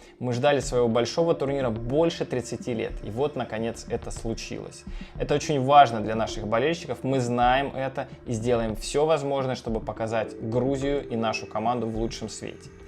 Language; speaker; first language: Russian; native; Russian